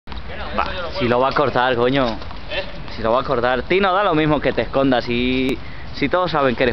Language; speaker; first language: Spanish; native; Spanish